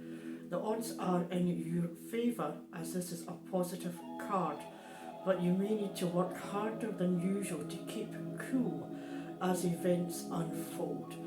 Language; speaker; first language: English; native; English